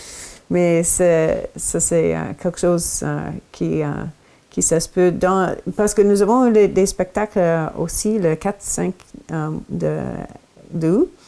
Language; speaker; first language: French; non-native, local second language; English